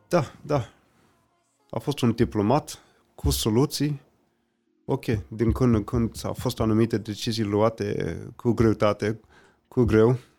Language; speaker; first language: Romanian; non-native, fluent; English